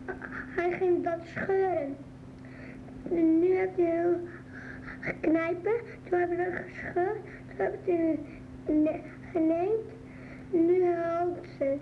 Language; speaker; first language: Dutch; early bilingual, other home language; Arabic